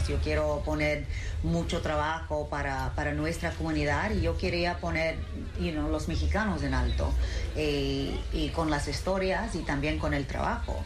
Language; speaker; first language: Spanish; early bilingual, heritage; English